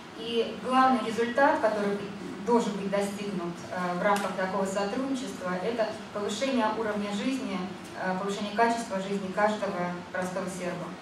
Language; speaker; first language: Russian; native; Russian